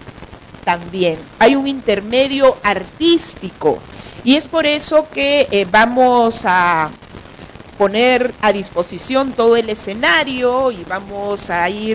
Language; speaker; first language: Spanish; native; Spanish